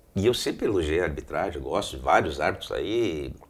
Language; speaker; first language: Portuguese; native; Portuguese